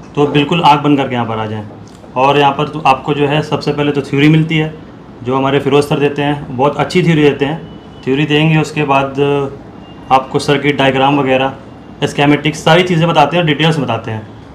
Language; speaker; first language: Hindi; native; Hindi